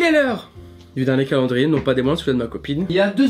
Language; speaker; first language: French; native; French